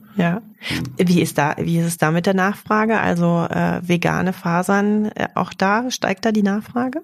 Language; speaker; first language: German; native; German